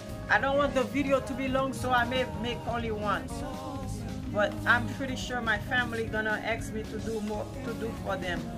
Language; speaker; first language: English; non-native, fluent; Haitian Creole